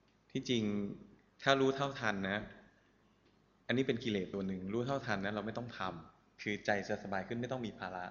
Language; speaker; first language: Thai; native; Thai